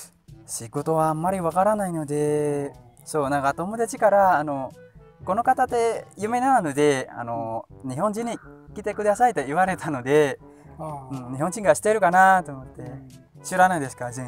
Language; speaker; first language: Japanese; non-native, learner; Indonesian